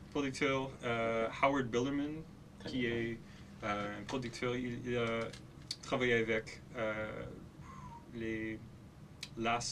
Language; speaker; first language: French; non-native, local second language; English